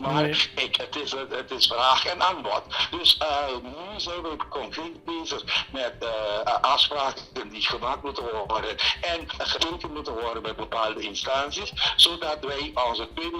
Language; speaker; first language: Dutch; non-native, local second language; Papiamento